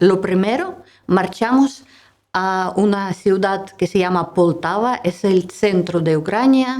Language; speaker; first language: Spanish; non-native, learner; Russian